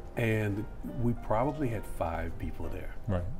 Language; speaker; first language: English; native; English